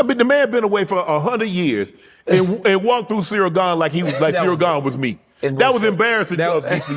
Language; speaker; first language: English; native; English